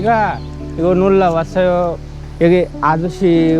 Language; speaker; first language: Korean; non-native, learner; Bangla